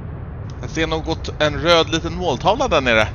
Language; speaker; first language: Swedish; native; Swedish